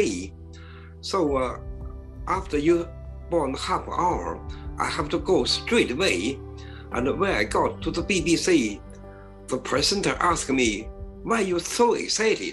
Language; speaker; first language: English; non-native, learner; Chinese